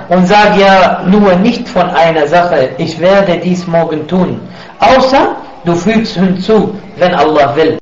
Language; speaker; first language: German; non-native, fluent; Arabic